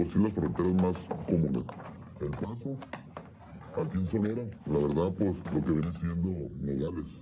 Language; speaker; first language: Spanish; native; Spanish